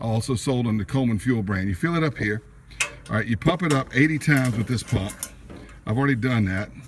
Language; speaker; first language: English; native; English